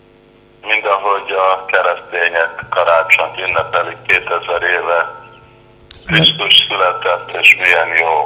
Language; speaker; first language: Hungarian; non-native, fluent; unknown